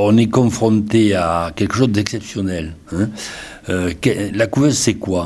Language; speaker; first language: French; native; French